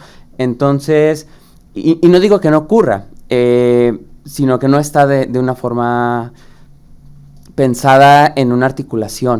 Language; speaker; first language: Spanish; native; Spanish